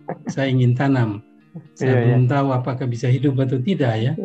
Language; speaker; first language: Indonesian; non-native, local second language; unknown